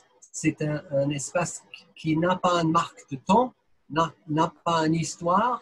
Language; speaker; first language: French; non-native, fluent; English